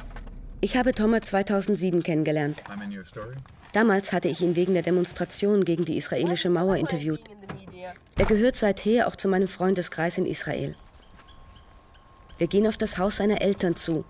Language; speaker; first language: German; native; German